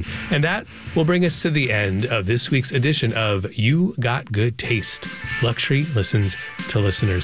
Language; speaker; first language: English; native; English